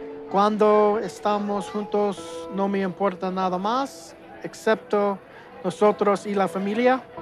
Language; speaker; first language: Spanish; non-native, learner; English